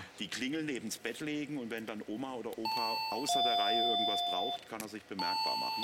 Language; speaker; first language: German; native; German